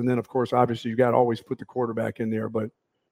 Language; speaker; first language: English; native; English